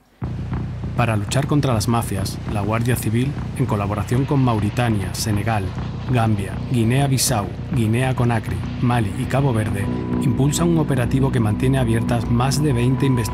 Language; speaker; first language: Spanish; native; Spanish